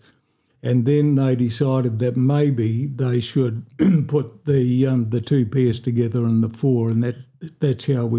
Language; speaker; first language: English; native; English